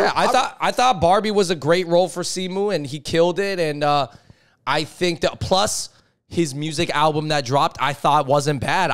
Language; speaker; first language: English; native; English